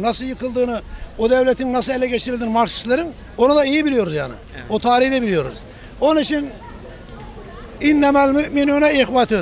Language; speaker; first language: Turkish; native; Turkish